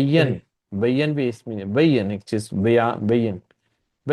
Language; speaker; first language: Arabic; non-native, fluent; Urdu